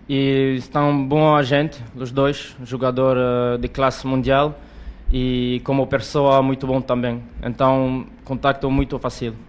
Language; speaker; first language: Portuguese; non-native, learner; French